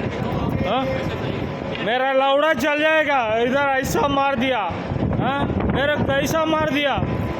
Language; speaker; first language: Hindi; non-native, local second language; Kannada